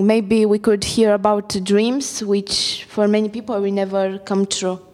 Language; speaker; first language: English; non-native, fluent; Italian